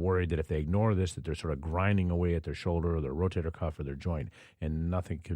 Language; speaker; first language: English; native; English